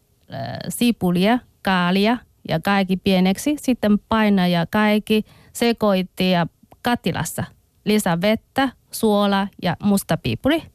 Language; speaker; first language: Finnish; non-native, learner; Chinese